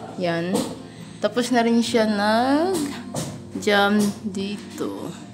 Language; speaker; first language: Filipino; non-native, local second language; Cebuano